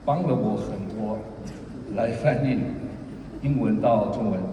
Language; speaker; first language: Chinese; early bilingual, heritage; Chinese